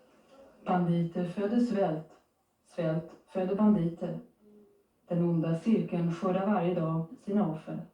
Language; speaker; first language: Swedish; native; Swedish